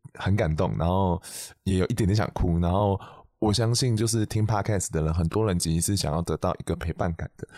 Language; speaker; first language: Chinese; native; Chinese